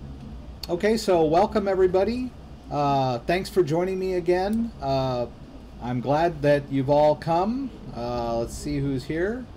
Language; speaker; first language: English; native; English